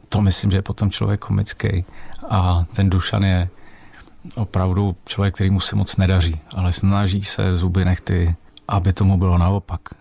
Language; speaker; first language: Czech; native; Czech